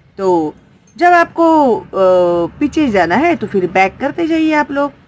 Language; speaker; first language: Hindi; non-native, local second language; Marathi